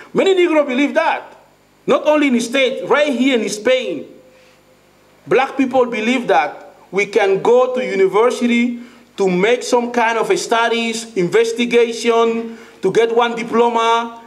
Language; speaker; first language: English; non-native, learner; Spanish